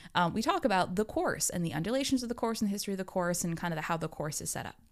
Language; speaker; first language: English; native; English